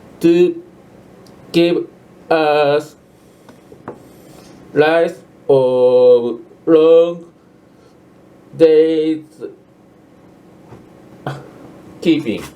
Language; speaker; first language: English; non-native, learner; Japanese